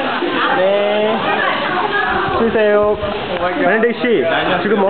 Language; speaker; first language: Korean; non-native, learner; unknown